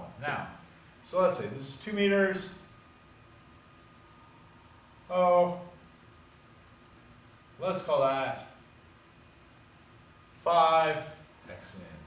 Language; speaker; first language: English; native; English